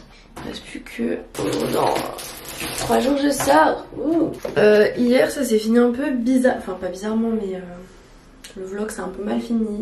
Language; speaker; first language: French; native; French